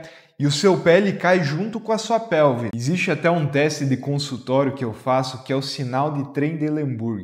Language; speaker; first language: Portuguese; native; Portuguese